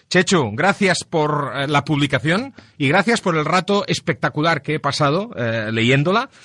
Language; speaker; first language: Spanish; non-native, local second language; Catalan